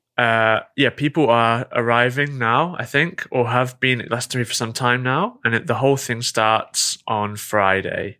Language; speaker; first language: English; native; English